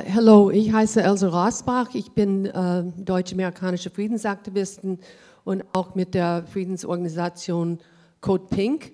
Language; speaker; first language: German; early bilingual, heritage; German